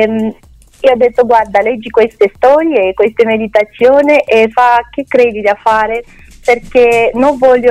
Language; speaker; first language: Italian; non-native, learner; Romanian